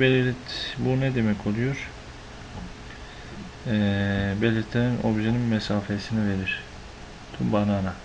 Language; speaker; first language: Turkish; native; Turkish